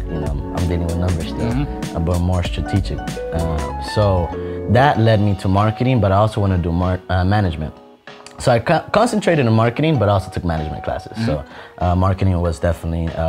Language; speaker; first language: English; early bilingual, other home language; Spanish